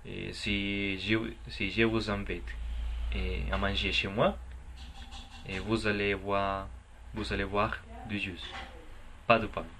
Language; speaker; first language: French; non-native, learner; Spanish